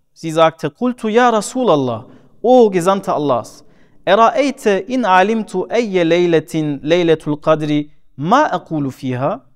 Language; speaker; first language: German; early bilingual, other home language; Turkish